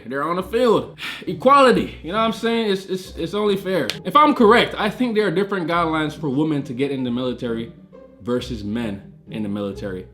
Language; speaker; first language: English; native; English